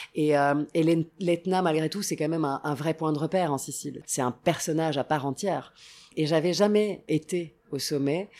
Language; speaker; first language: French; non-native, fluent; Italian